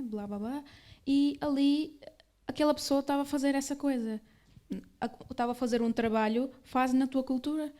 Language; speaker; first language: Portuguese; early bilingual, other home language; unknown